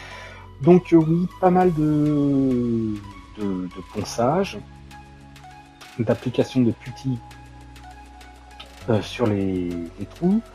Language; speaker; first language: French; native; French